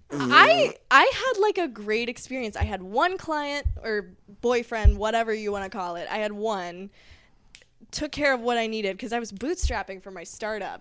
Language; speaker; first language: English; native; English